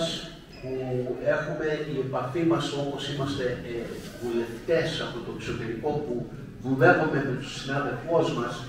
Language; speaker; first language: Greek; early bilingual, heritage; Greek